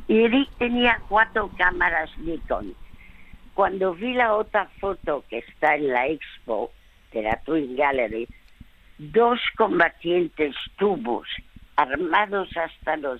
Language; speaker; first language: Spanish; early bilingual, other home language; French